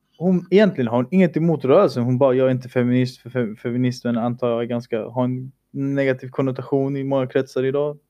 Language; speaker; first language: Swedish; early bilingual, other home language; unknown